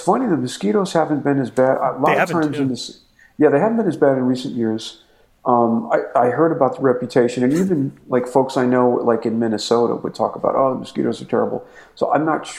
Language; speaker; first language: English; native; English